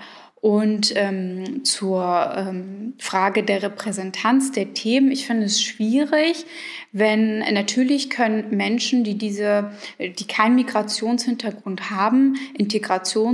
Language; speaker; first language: German; early bilingual, other home language; Arabic